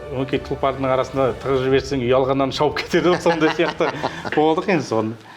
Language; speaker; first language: Kazakh; non-native, local second language; Russian